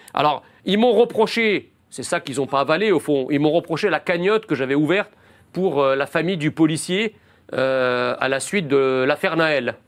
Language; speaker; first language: French; early bilingual, other home language; Arabic